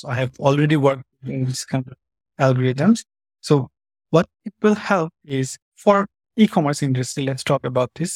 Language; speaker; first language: English; non-native, fluent; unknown